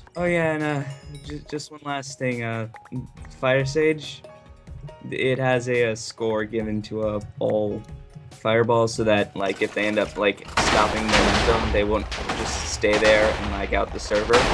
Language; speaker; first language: English; native; English